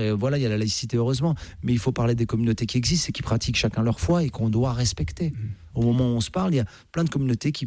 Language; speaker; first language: French; native; French